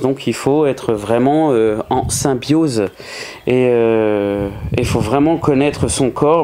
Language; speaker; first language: French; native; French